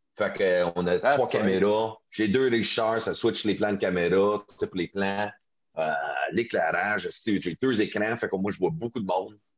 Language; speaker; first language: French; non-native, local second language; English